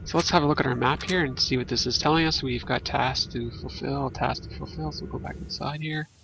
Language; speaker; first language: English; native; English